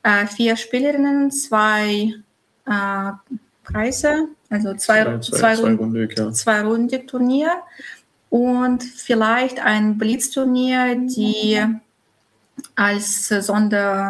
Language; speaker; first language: German; non-native, fluent; Russian